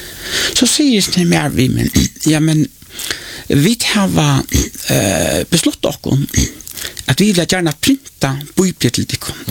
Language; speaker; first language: Norwegian; non-native, learner; Faroese